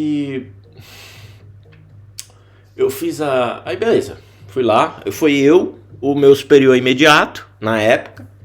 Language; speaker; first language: Portuguese; native; Portuguese